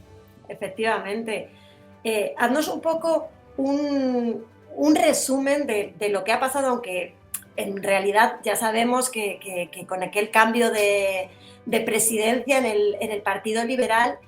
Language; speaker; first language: Spanish; native; Spanish